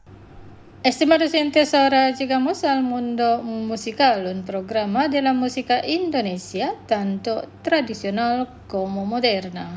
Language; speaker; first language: Spanish; non-native, fluent; Indonesian